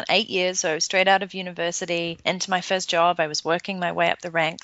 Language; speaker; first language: English; native; English